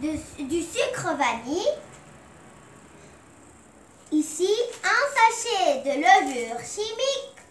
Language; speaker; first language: French; non-native, local second language; Arabic